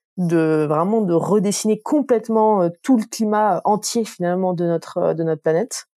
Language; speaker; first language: French; native; French